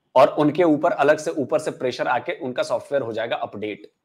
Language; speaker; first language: Hindi; native; Hindi